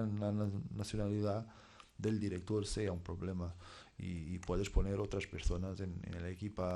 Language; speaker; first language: Spanish; non-native, fluent; Portuguese